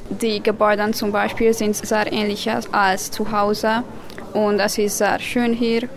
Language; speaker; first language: German; non-native, learner; Hungarian